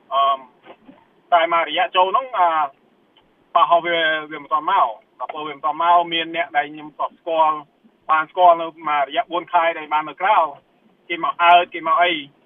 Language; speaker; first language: Khmer; early bilingual, heritage; Khmer